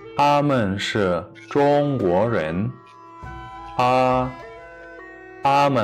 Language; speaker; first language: Chinese; non-native, fluent; Kyrgyz